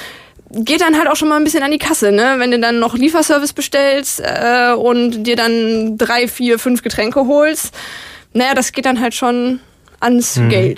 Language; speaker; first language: German; native; German